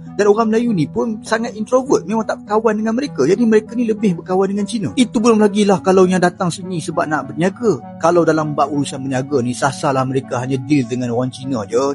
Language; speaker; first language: Malay; native; Malay